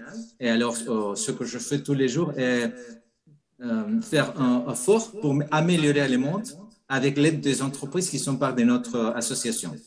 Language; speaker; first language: French; non-native, fluent; Spanish